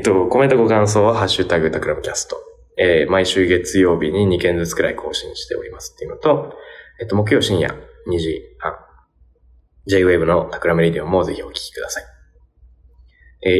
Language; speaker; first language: Japanese; native; Japanese